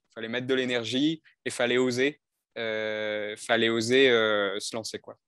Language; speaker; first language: French; native; French